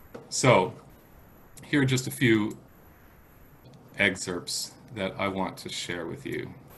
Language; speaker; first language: English; native; English